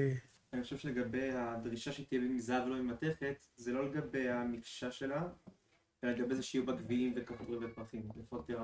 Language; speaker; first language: Hebrew; native; Hebrew